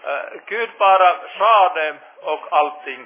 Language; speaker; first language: Swedish; non-native, fluent; Finnish